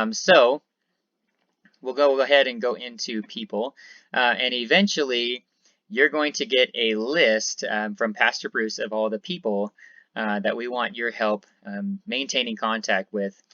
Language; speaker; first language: English; native; English